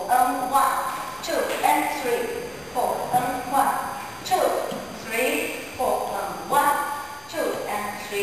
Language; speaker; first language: English; non-native, learner; Chinese